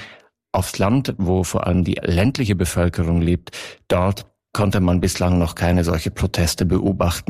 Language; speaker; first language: German; native; German